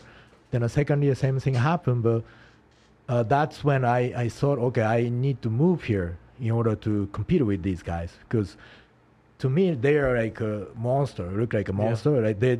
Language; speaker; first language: English; non-native, learner; Japanese